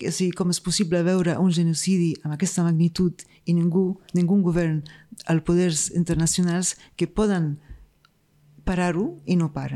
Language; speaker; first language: Catalan; non-native, fluent; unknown